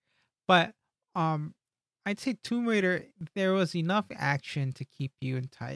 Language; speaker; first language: English; native; English